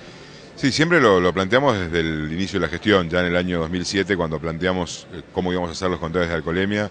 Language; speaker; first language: Spanish; native; Spanish